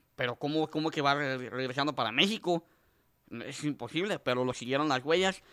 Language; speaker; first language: Spanish; native; Spanish